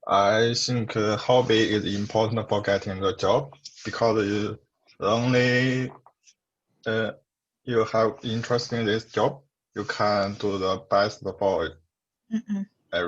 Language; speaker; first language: English; non-native, learner; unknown